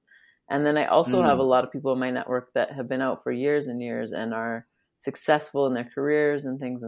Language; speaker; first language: English; native; English